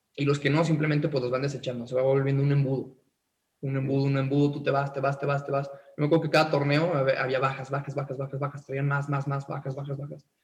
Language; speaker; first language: Spanish; native; Spanish